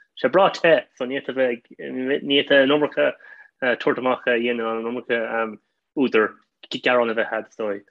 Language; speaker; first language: Irish; non-native, local second language; English